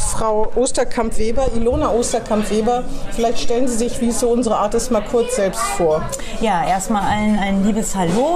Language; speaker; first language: German; native; German